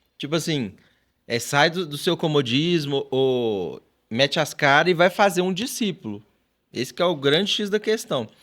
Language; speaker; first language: Portuguese; native; Portuguese